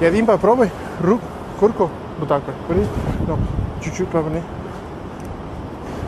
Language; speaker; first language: Russian; non-native, learner; Spanish